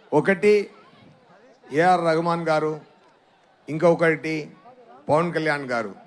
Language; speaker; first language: Telugu; non-native, learner; Tamil